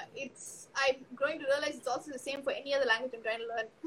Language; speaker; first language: English; non-native, local second language; Tamil